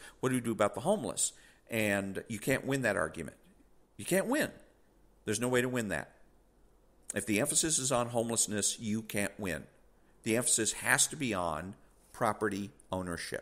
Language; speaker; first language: English; native; English